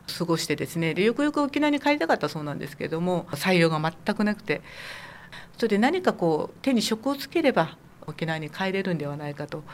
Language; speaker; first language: Japanese; native; Japanese